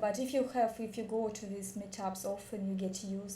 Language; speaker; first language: English; non-native, learner; Russian